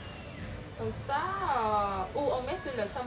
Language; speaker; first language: French; non-native, learner; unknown